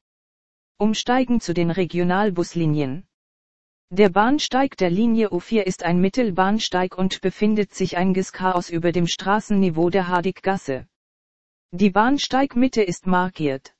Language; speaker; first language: German; native; German